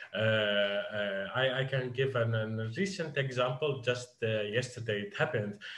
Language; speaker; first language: English; non-native, fluent; Arabic